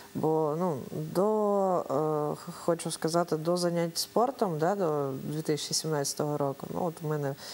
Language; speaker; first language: Ukrainian; native; Ukrainian